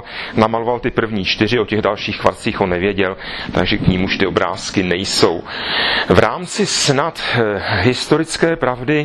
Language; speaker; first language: Czech; native; Czech